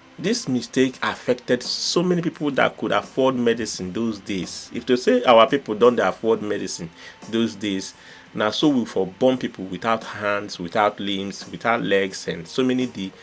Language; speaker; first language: Nigerian Pidgin; non-native, local second language; Igbo